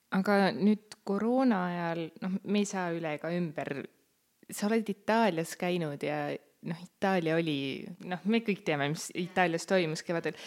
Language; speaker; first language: Estonian; native; Estonian